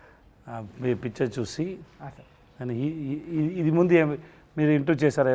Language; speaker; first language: Telugu; non-native, learner; Tamil